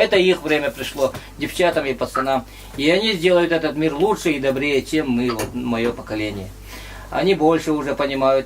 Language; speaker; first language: Russian; native; Russian